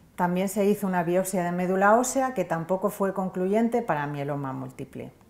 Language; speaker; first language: Spanish; native; Spanish